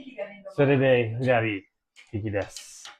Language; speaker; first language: Japanese; non-native, learner; English